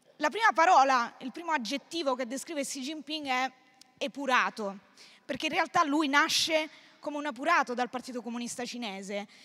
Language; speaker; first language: Italian; native; Italian